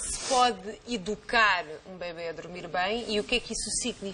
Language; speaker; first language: Portuguese; native; Portuguese